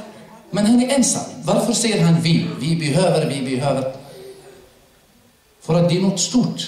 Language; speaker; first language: Swedish; non-native, fluent; Arabic